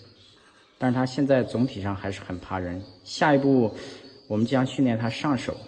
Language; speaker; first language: Chinese; native; Chinese